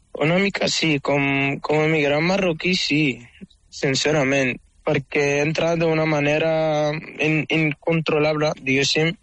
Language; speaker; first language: Catalan; non-native, fluent; Arabic